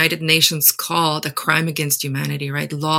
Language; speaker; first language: English; non-native, local second language; Afrikaans